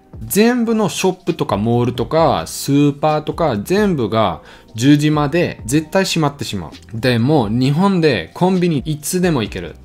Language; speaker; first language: Japanese; non-native, learner; German